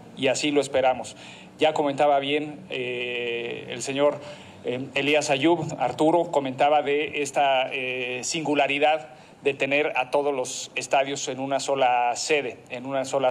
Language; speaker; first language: Spanish; native; Spanish